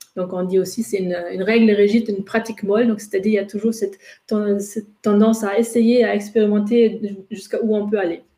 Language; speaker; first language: French; non-native, fluent; German